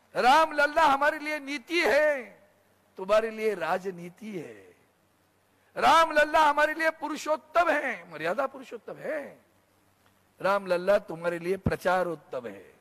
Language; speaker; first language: Hindi; non-native, local second language; Marathi